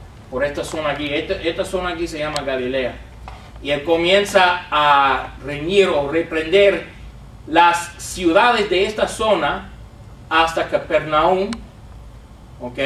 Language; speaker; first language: Spanish; non-native, fluent; English